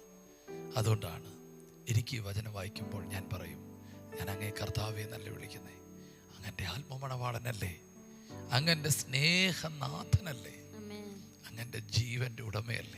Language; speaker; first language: Malayalam; native; Malayalam